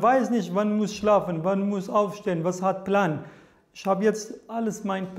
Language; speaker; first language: German; non-native, learner; Kurdish